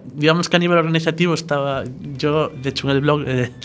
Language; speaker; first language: Spanish; native; Spanish